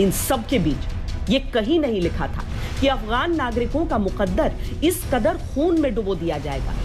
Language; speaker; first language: Hindi; native; Hindi